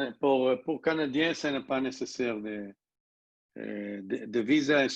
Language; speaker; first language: French; non-native, learner; Hebrew